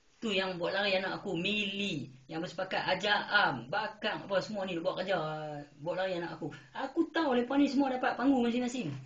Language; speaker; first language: Malay; native; Malay